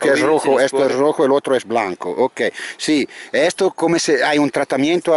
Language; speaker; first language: Spanish; non-native, learner; French